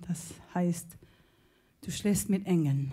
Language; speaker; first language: German; non-native, fluent; Spanish